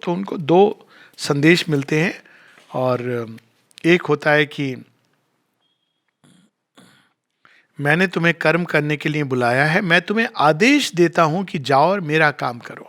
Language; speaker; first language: Hindi; native; Hindi